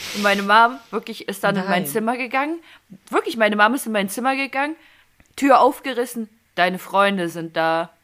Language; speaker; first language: German; early bilingual, other home language; Ukrainian